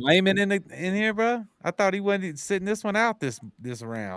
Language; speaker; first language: English; native; English